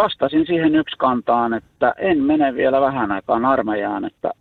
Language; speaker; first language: Finnish; native; Finnish